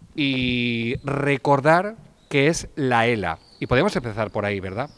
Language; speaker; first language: Spanish; non-native, local second language; Catalan